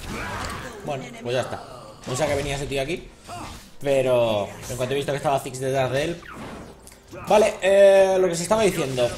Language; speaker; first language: Spanish; native; Spanish